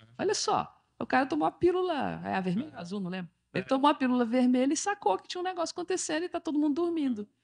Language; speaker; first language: Portuguese; native; Portuguese